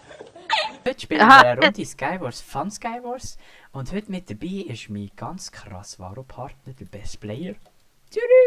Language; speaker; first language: German; native; German